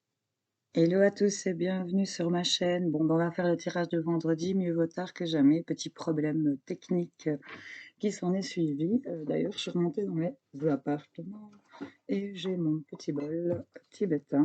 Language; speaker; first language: French; native; French